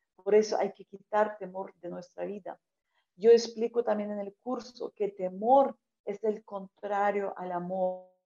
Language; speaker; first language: Spanish; non-native, fluent; Ukrainian